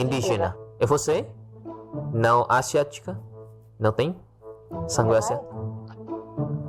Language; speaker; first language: Portuguese; non-native, learner; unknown